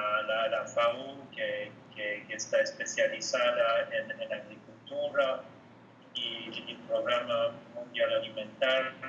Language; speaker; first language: Spanish; non-native, fluent; French